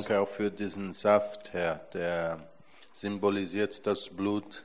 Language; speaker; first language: German; non-native, fluent; Portuguese